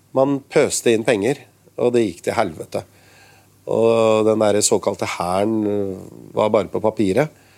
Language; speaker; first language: Norwegian; early bilingual, other home language; Urdu